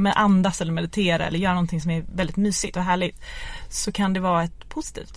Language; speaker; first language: Swedish; native; Swedish